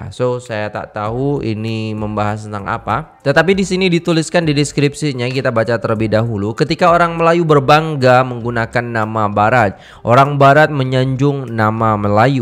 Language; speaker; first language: Indonesian; native; Indonesian